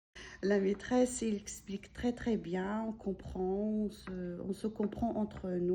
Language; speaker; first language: French; non-native, learner; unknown